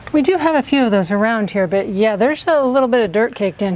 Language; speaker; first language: English; native; English